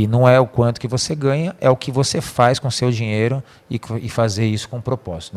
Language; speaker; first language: Portuguese; native; Portuguese